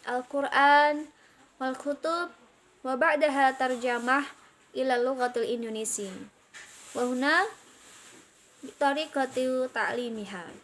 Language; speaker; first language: Arabic; non-native, learner; Indonesian